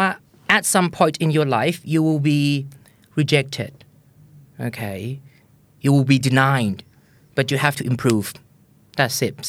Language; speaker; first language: English; non-native, fluent; Thai